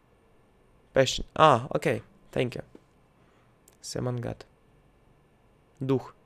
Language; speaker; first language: English; non-native, learner; Russian